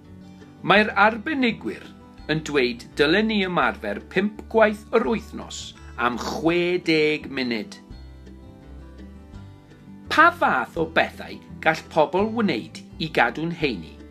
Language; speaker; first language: Welsh; non-native, learner; English